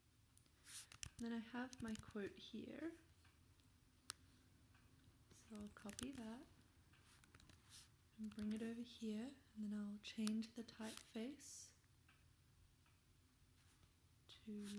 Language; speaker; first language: English; native; English